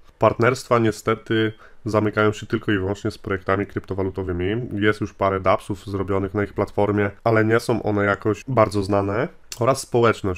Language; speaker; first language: Polish; native; Polish